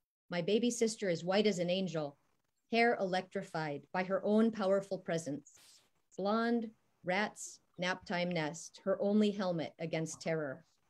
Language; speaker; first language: English; native; English